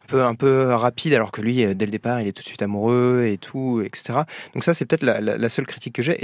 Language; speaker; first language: French; native; French